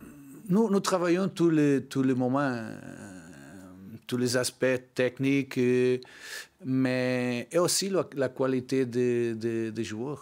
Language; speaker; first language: French; non-native, learner; Portuguese